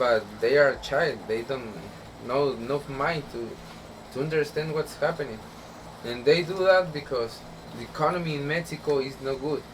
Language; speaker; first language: English; non-native, learner; Spanish